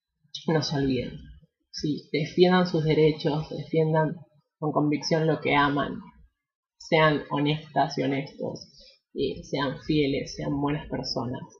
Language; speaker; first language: Spanish; native; Spanish